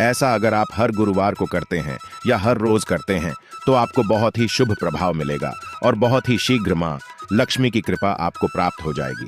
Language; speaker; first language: Hindi; native; Hindi